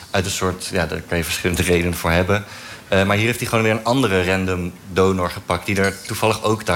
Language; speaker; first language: Dutch; native; Dutch